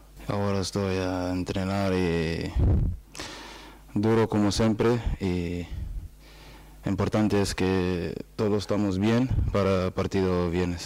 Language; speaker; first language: Spanish; non-native, fluent; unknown